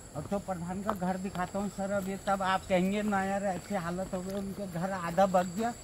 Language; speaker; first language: Hindi; native; Hindi